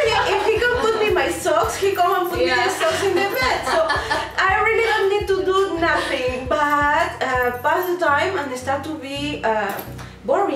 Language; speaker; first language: English; non-native, learner; Spanish